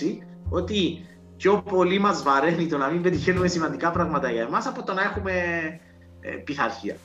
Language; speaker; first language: Greek; native; Greek